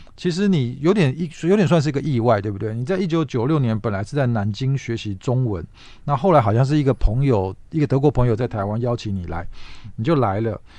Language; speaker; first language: Chinese; native; Chinese